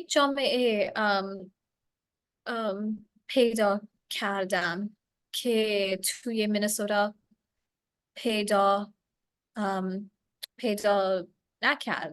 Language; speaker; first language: Persian; non-native, learner; English